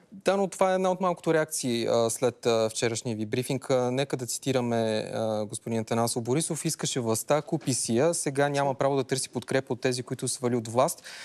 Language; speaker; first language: Bulgarian; native; Bulgarian